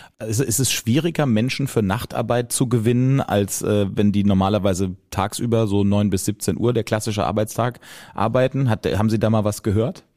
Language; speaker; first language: German; native; German